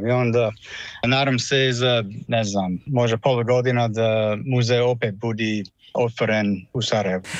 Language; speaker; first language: Croatian; non-native, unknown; English